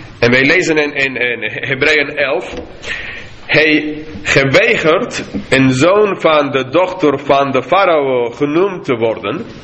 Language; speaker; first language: Dutch; non-native, fluent; English